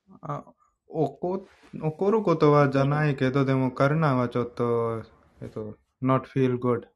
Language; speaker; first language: Japanese; non-native, learner; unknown